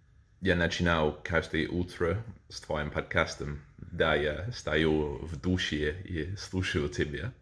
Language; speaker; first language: Russian; non-native, learner; English